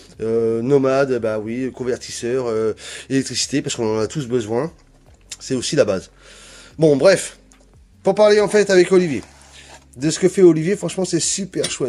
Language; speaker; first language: French; native; French